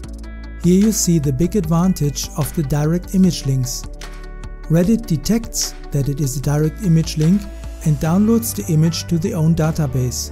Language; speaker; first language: English; non-native, fluent; German